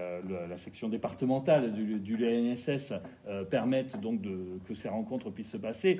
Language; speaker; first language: French; native; French